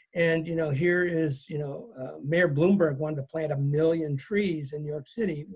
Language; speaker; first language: English; native; English